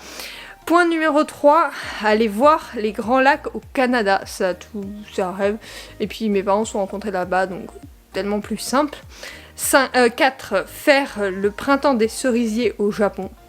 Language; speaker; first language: French; native; French